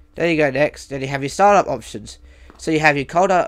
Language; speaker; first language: English; native; English